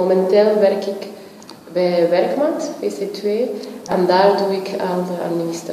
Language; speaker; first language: Dutch; non-native, fluent; Spanish